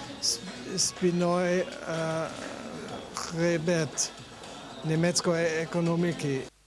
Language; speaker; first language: Russian; non-native, fluent; Polish